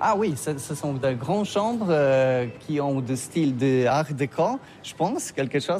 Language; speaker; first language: French; non-native, learner; Polish